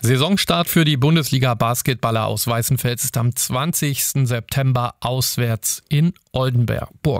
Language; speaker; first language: German; native; German